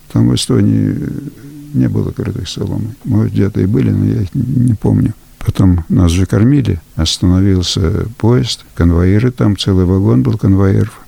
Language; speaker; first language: Russian; early bilingual, heritage; Russian